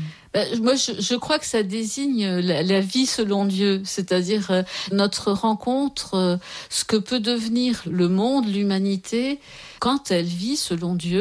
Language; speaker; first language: French; native; French